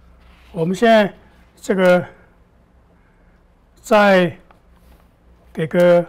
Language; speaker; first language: Chinese; native; Chinese